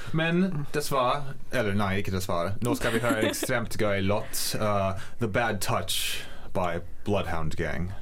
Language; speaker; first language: Norwegian; non-native, learner; English